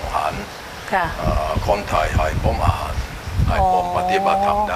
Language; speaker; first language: Thai; non-native, fluent; Indonesian